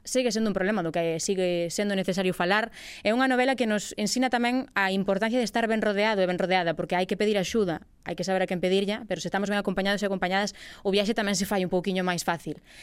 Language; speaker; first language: Galician; native; Galician